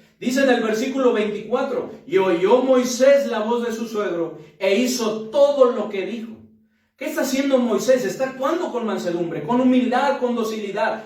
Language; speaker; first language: Spanish; native; Spanish